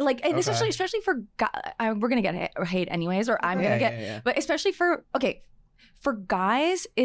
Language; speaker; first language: English; native; English